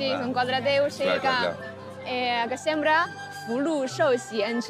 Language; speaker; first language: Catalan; non-native, learner; Chinese